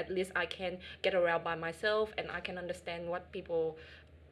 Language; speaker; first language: English; non-native, fluent; Vietnamese